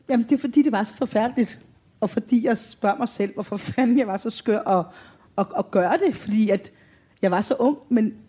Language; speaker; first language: Danish; early bilingual, other home language; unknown